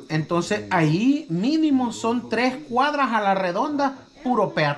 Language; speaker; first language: Spanish; native; Spanish